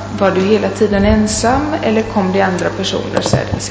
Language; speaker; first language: Swedish; non-native, fluent; Italian